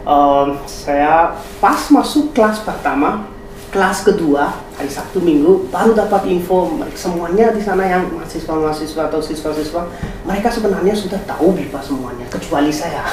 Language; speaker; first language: Indonesian; non-native, fluent; Hindi